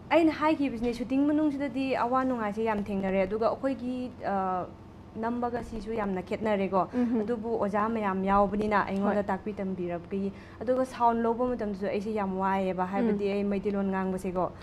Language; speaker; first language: Manipuri; non-native, local second language; Tangkhul Naga (India)